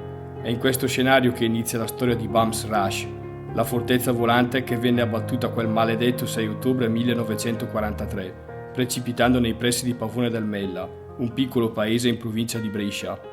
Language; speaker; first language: Italian; native; Italian